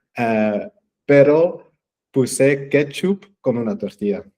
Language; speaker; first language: Spanish; non-native, fluent; English